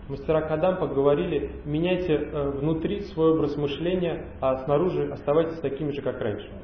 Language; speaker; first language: Russian; native; Russian